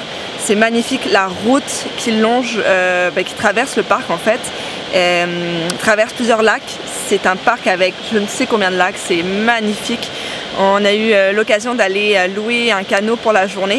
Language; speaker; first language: French; native; French